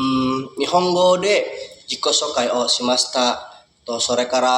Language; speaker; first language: Japanese; non-native, learner; Indonesian